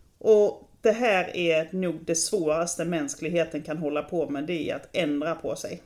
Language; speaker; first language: Swedish; native; Swedish